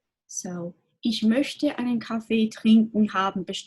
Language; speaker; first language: German; non-native, fluent; English